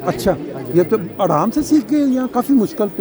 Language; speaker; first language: Urdu; native; Urdu